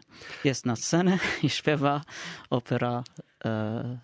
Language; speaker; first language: Polish; non-native, learner; Arabic